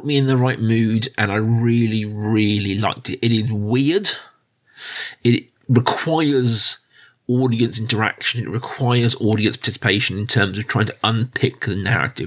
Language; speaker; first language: English; native; English